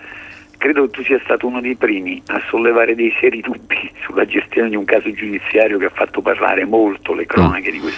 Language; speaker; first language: Italian; native; Italian